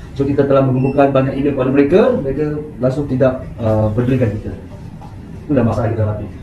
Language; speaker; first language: Malay; non-native, local second language; Chinese